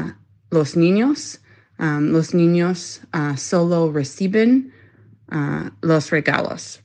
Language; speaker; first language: Spanish; non-native, learner; English